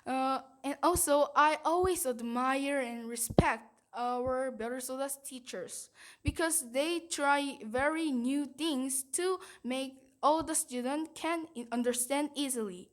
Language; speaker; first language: English; non-native, learner; Korean